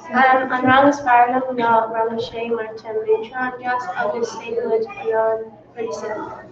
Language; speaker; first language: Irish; non-native, local second language; English